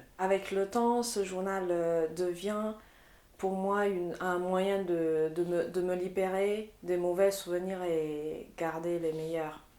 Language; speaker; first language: French; non-native, fluent; Chinese